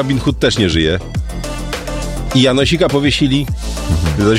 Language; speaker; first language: Polish; native; Polish